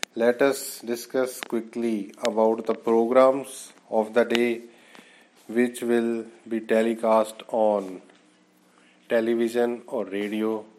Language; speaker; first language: English; non-native, local second language; Punjabi